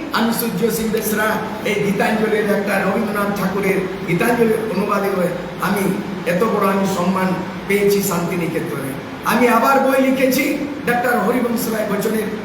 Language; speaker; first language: Bangla; non-native, local second language; Santali